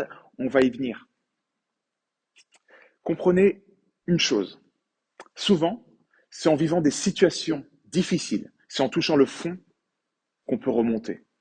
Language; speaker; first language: French; native; French